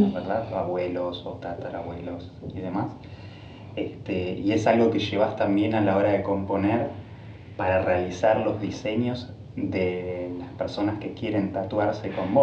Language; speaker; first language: Spanish; native; Spanish